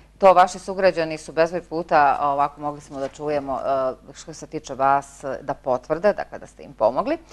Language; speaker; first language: Bosnian; native; Bosnian